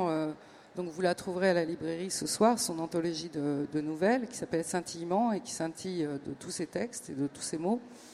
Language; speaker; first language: French; native; French